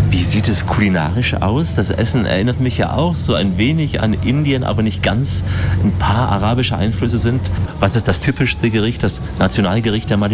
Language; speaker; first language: German; native; German